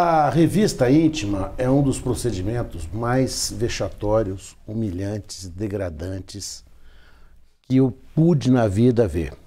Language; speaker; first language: Portuguese; native; Portuguese